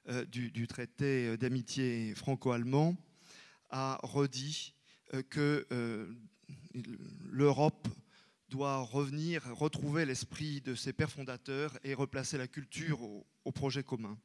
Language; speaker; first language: French; native; French